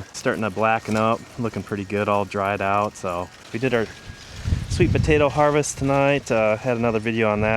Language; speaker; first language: English; native; English